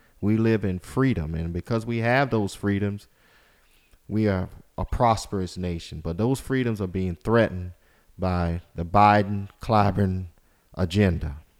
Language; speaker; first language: English; native; English